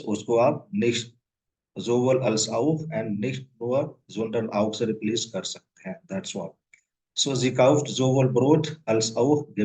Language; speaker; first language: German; non-native, fluent; Hindi